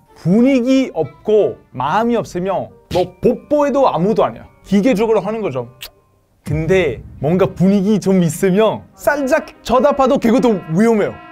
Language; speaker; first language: Korean; non-native, fluent; Italian